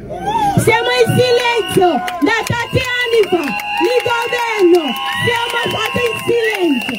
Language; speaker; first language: Italian; non-native, learner; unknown